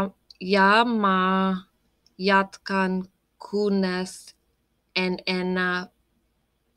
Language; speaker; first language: Finnish; non-native, learner; English